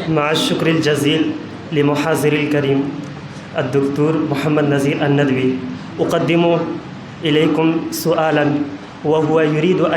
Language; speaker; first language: Arabic; non-native, fluent; Urdu